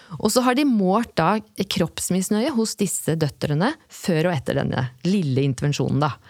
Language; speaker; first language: Norwegian; native; Norwegian